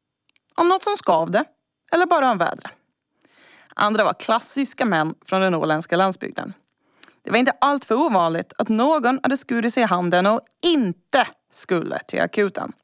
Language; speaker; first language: Swedish; native; Swedish